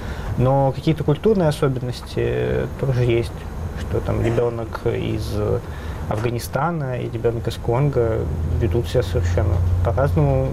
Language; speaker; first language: Russian; native; Russian